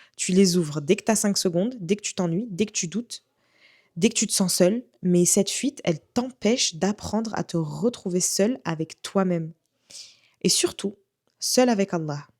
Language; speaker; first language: French; native; French